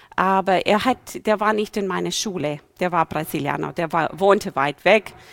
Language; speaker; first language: German; non-native, fluent; English